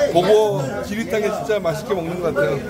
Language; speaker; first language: Korean; native; Korean